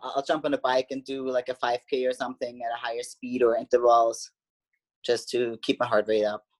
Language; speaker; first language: English; non-native, fluent; German